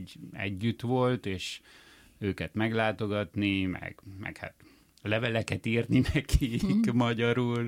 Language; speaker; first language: Hungarian; early bilingual, heritage; Hungarian